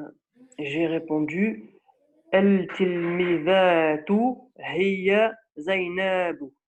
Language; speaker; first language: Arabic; non-native, learner; French